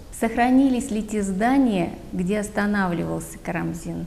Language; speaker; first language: Russian; native; Russian